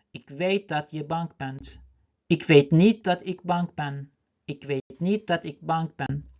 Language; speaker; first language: Dutch; non-native, learner; Turkish